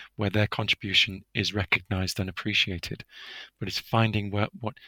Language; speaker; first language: English; native; English